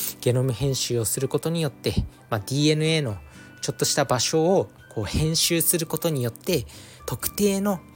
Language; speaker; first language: Japanese; native; Japanese